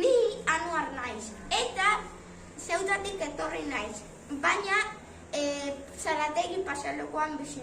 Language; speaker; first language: Basque; non-native, learner; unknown